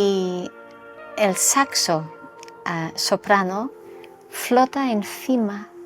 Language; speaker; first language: Spanish; non-native, local second language; English